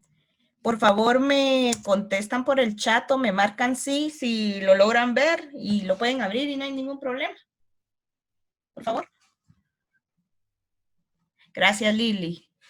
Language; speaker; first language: Spanish; native; Spanish